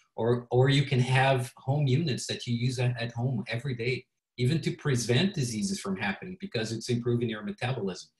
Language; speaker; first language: English; non-native, fluent; Portuguese